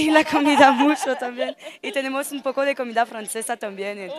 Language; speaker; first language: Spanish; non-native, learner; French